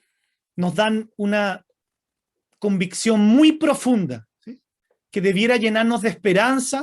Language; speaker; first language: Spanish; native; Spanish